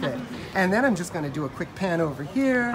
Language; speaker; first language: English; native; English